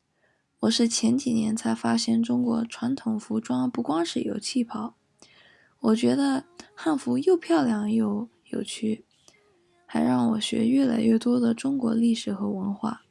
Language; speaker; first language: Chinese; early bilingual, heritage; English